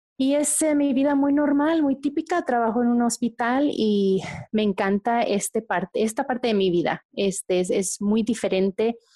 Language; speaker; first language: Spanish; early bilingual, heritage; Spanish